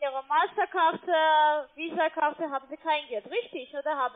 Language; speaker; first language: German; non-native, learner; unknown